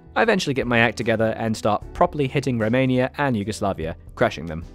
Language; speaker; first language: English; native; English